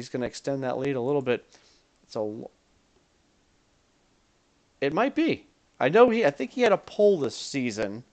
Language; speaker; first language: English; native; English